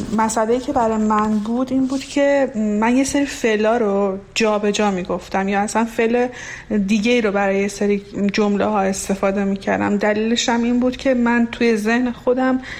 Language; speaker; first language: Persian; non-native, local second language; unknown